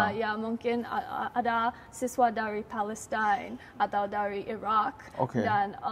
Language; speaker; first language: Indonesian; non-native, learner; Chinese